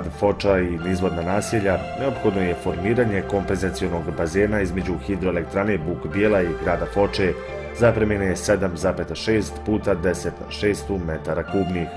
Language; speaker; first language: Bosnian; native; Bosnian